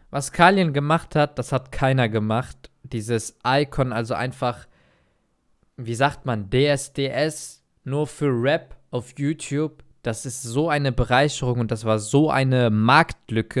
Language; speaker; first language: German; native; German